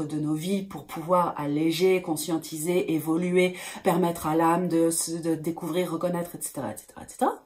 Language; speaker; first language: French; native; French